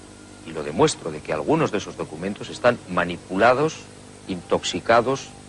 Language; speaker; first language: Spanish; native; Spanish